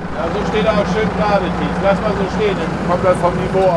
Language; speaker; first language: German; native; German